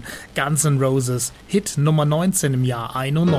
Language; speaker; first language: German; native; German